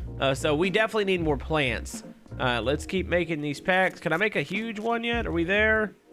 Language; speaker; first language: English; native; English